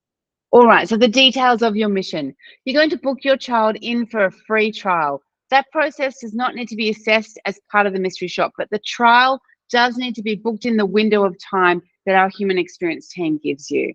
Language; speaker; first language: English; native; English